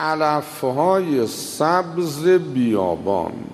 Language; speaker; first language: Persian; native; Persian